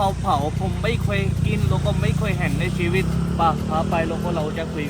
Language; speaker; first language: Thai; non-native, learner; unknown